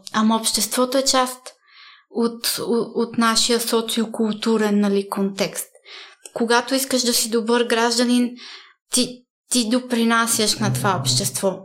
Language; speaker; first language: Bulgarian; early bilingual, heritage; Bulgarian